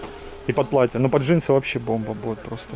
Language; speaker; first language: Russian; native; Russian